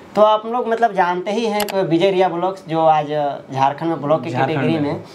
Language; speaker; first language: Hindi; native; Hindi